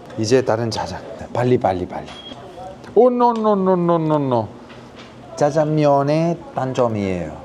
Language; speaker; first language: Korean; non-native, fluent; Italian